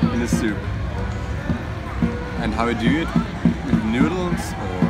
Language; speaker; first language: English; non-native, fluent; German